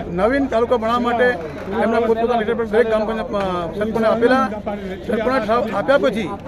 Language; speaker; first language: Gujarati; native; Gujarati